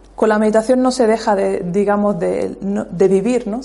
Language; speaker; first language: Spanish; native; Spanish